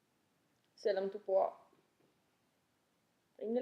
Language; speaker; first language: Danish; native; Danish